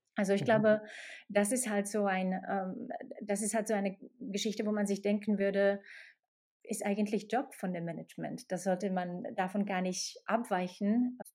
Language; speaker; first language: German; non-native, fluent; Slovak